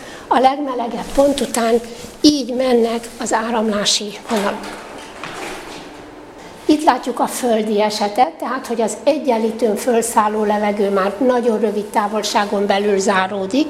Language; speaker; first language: Hungarian; native; Hungarian